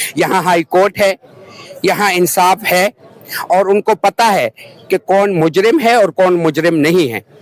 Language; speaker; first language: Urdu; non-native, local second language; Pashto